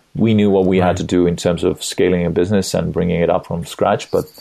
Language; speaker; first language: English; non-native, fluent; Estonian